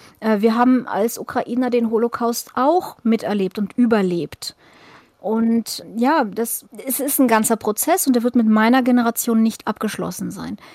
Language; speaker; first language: German; early bilingual, other home language; Russian